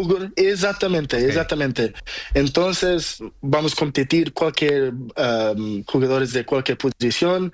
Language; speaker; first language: Spanish; non-native, learner; Portuguese